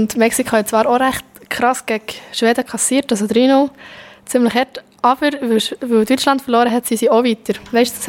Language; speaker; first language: German; early bilingual, other home language; Spanish